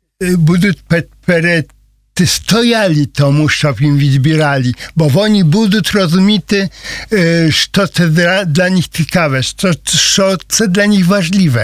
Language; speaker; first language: Ukrainian; non-native, learner; Polish